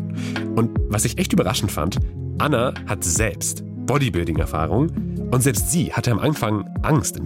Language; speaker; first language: German; native; German